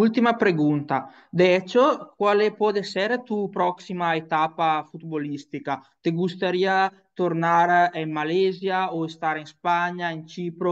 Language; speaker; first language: Spanish; non-native, learner; Italian